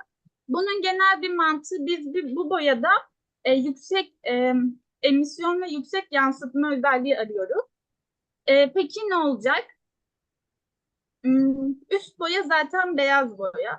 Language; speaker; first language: Turkish; native; Turkish